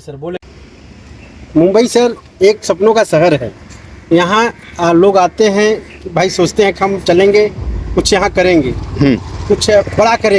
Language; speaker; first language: Hindi; native; Hindi